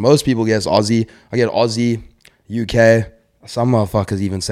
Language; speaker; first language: English; native; English